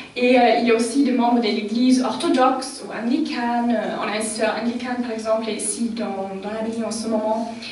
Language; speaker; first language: French; non-native, fluent; German